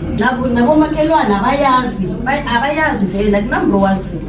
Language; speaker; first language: Zulu; non-native, local second language; South Ndebele